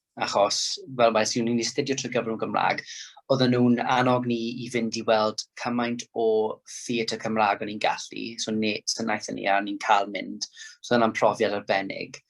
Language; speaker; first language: Welsh; non-native, local second language; English